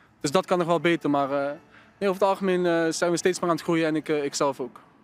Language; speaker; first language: Dutch; native; Dutch